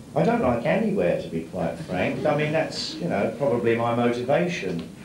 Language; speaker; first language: English; native; English